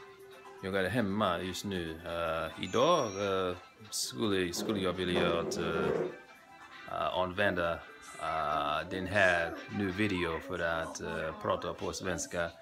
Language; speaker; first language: Swedish; non-native, learner; English